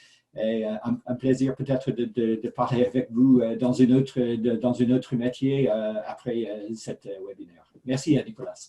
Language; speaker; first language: French; non-native, fluent; English